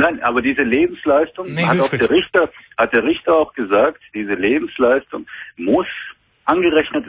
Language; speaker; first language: German; native; German